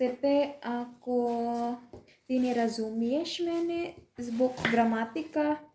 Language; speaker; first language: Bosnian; non-native, learner; Filipino